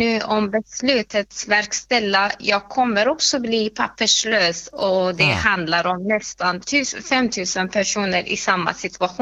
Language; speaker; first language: Swedish; non-native, fluent; Persian